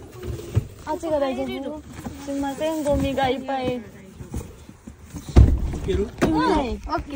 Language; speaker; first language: Japanese; non-native, learner; Nepali